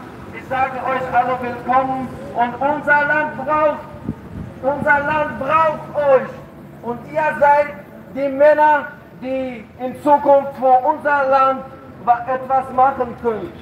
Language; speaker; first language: German; non-native, fluent; Tajik